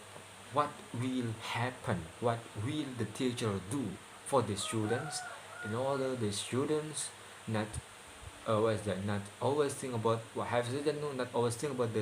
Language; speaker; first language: English; non-native, learner; Indonesian